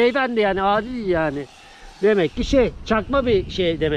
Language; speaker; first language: Turkish; native; Turkish